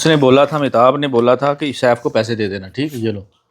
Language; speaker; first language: Hindi; non-native, local second language; Punjabi